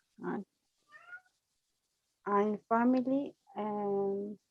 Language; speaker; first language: English; non-native, learner; Spanish